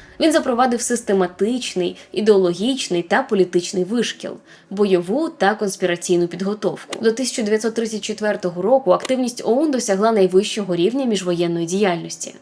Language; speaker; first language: Ukrainian; non-native, local second language; Russian